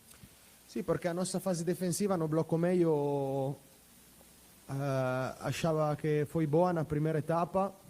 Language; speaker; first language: Portuguese; non-native, fluent; Italian